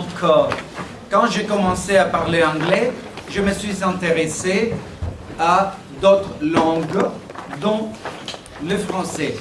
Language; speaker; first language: French; non-native, fluent; Greek